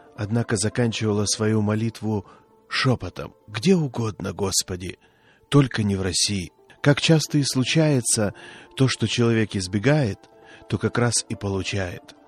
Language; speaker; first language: Russian; non-native, fluent; Swedish